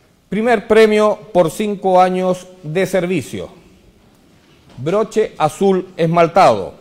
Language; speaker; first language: Spanish; native; Spanish